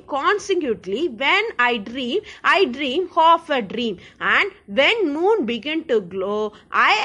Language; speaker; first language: English; non-native, local second language; Tamil